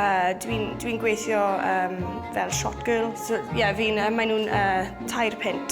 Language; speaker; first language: Welsh; non-native, local second language; English